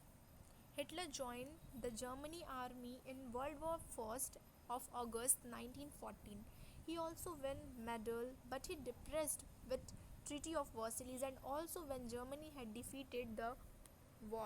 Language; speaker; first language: English; non-native, local second language; Hindi